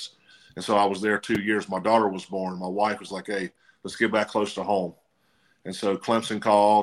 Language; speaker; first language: English; native; English